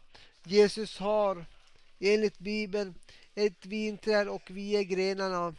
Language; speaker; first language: Swedish; non-native, local second language; Finnish